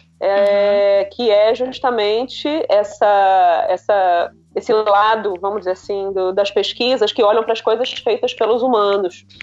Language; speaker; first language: Portuguese; native; Portuguese